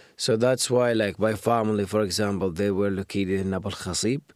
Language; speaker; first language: English; non-native, fluent; Arabic